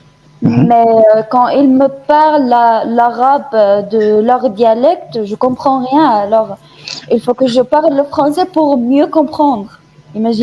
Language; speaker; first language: French; non-native, fluent; Arabic